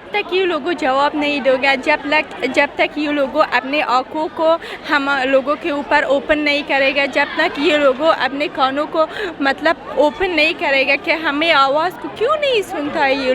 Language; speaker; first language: Hindi; non-native, learner; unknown